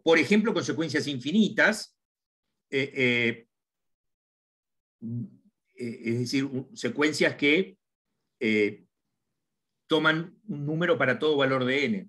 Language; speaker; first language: Spanish; native; Spanish